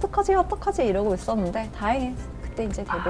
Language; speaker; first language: Korean; native; Korean